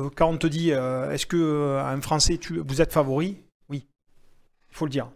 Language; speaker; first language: French; native; French